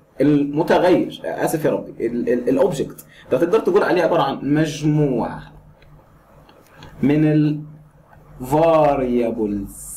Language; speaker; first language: Arabic; native; Arabic